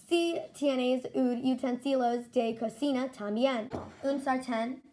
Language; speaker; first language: Spanish; non-native, learner; English